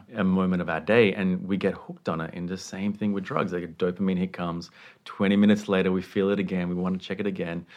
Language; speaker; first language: English; non-native, local second language; Sinhala